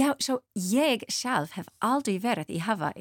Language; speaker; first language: Icelandic; non-native, learner; English